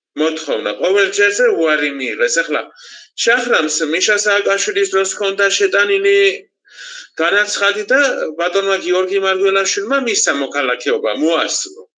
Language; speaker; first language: Georgian; native; Georgian